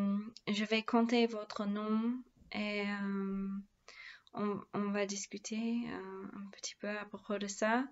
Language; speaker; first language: French; non-native, fluent; English